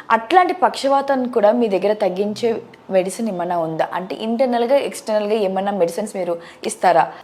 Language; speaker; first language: Telugu; native; Telugu